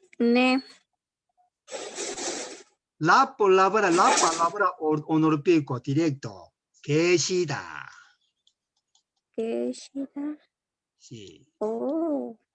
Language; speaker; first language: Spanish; non-native, learner; Korean